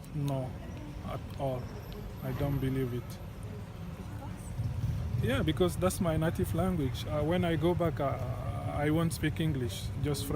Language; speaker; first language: English; non-native, fluent; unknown